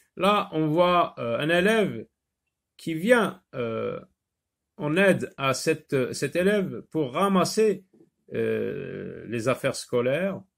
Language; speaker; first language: French; non-native, local second language; Arabic